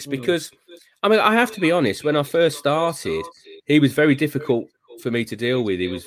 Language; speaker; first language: English; native; English